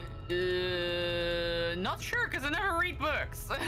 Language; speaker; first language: English; non-native, fluent; Dutch